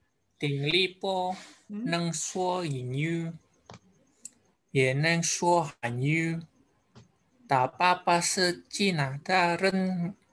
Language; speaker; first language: Chinese; non-native, learner; Indonesian